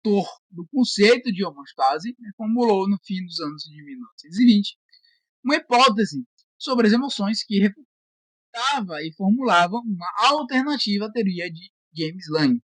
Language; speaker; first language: Portuguese; native; Portuguese